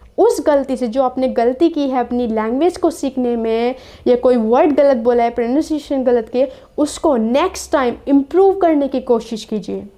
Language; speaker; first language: Hindi; native; Hindi